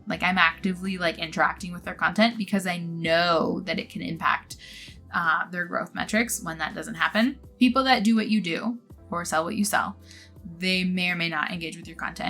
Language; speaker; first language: English; native; English